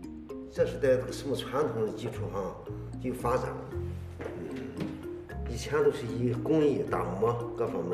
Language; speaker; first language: Chinese; native; Chinese